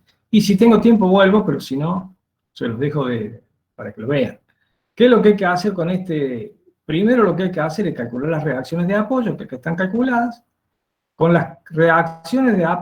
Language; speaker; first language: Spanish; native; Spanish